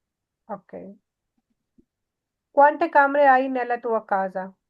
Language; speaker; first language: Italian; non-native, learner; Urdu